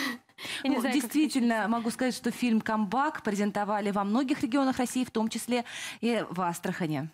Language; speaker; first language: Russian; native; Russian